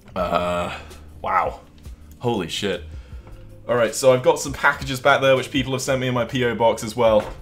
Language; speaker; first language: English; native; English